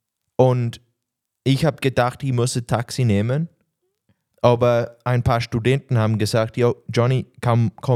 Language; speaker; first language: German; non-native, learner; English